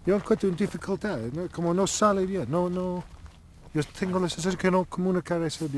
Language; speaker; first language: Spanish; non-native, learner; English